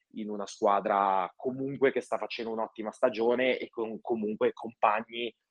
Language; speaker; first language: Italian; native; Italian